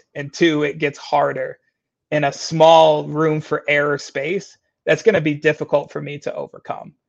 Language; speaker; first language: English; native; English